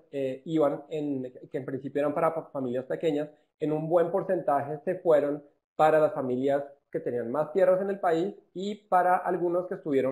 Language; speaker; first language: Spanish; native; Spanish